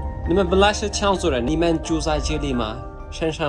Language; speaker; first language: Chinese; non-native, fluent; Turkish